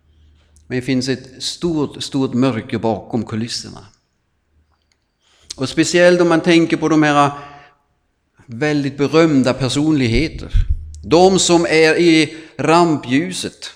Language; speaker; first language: Swedish; non-native, fluent; German